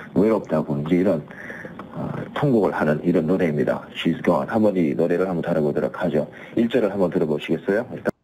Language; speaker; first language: Korean; early bilingual, heritage; Korean